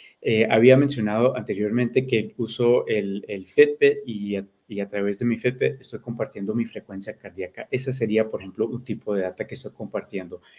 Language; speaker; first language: Spanish; early bilingual, heritage; Spanish